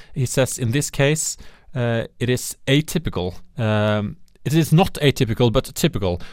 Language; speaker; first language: English; non-native, fluent; Norwegian